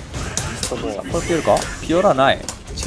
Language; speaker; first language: Japanese; native; Japanese